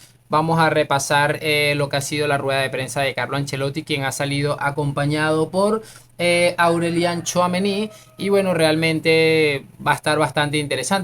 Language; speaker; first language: Spanish; native; Spanish